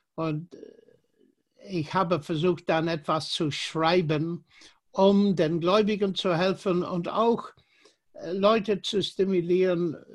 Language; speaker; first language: German; non-native, fluent; English